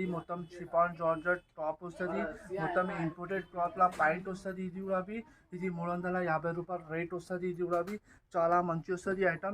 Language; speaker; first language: Telugu; non-native, local second language; Hindi